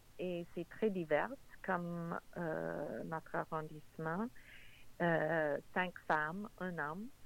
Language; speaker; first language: French; non-native, local second language; English